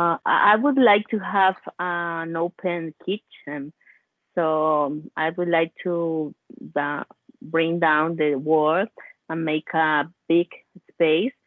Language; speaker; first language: English; non-native, learner; Spanish